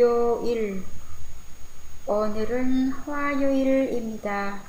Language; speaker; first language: Korean; non-native, fluent; Vietnamese